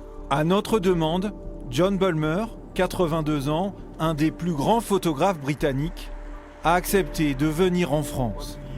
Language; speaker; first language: French; native; French